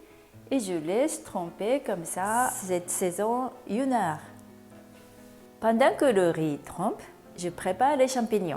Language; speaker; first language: French; non-native, learner; Japanese